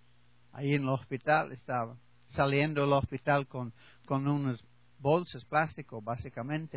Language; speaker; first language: Spanish; non-native, learner; English